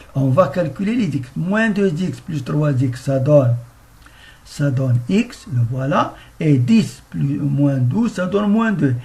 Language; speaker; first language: French; non-native, local second language; Arabic